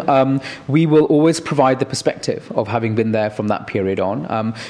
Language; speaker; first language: English; native; English